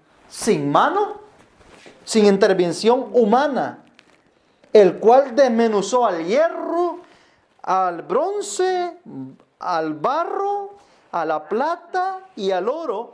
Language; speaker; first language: Spanish; native; Spanish